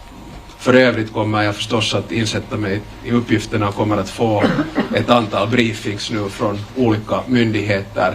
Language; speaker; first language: Swedish; native; Swedish